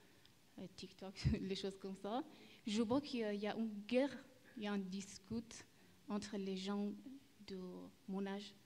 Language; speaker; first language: French; early bilingual, other home language; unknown